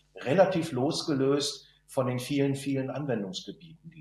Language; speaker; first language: German; native; German